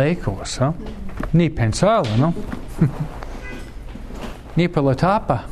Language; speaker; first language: Spanish; non-native, fluent; English